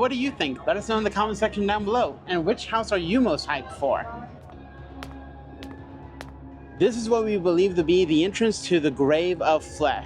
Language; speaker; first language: English; native; English